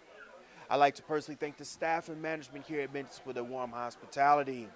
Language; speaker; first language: English; native; English